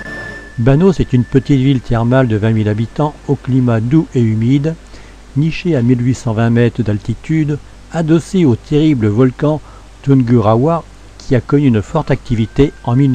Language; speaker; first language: French; native; French